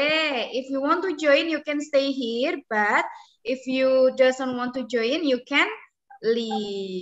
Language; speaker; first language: English; non-native, local second language; Indonesian